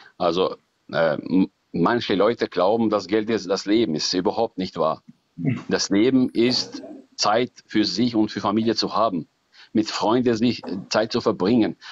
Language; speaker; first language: German; non-native, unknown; Albanian